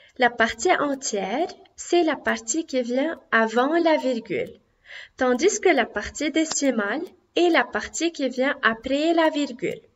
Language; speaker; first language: French; non-native, local second language; Arabic